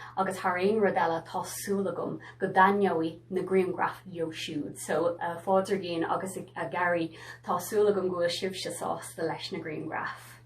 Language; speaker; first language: Irish; native; Irish